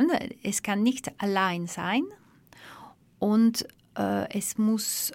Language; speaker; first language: German; non-native, fluent; French